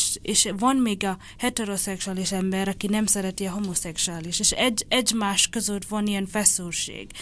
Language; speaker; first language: Hungarian; non-native, learner; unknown